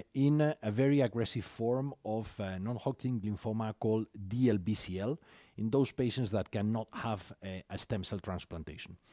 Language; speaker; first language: English; non-native, fluent; Spanish